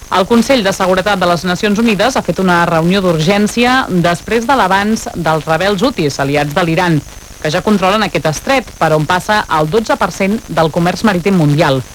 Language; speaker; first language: Catalan; native; Catalan